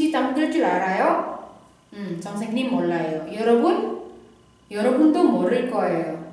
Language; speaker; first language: Korean; non-native, fluent; Indonesian